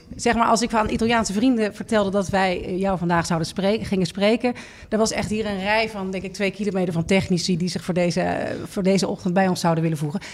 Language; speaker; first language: Dutch; native; Dutch